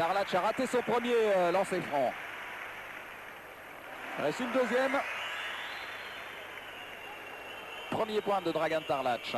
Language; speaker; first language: French; native; French